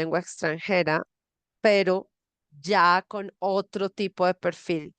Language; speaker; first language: Spanish; native; Spanish